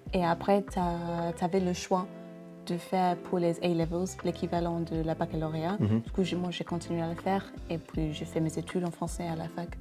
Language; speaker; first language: French; non-native, fluent; English